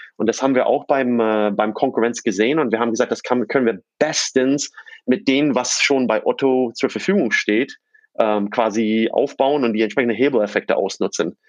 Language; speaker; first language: German; non-native, fluent; English